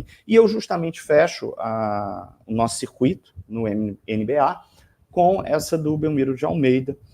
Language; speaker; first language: Portuguese; native; Portuguese